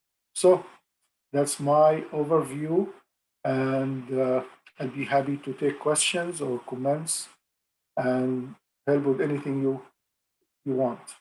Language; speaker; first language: English; non-native, fluent; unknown